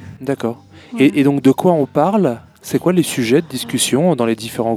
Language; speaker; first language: French; native; French